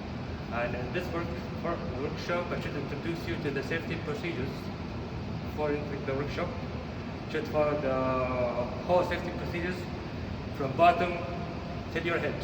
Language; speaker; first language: English; non-native, local second language; Arabic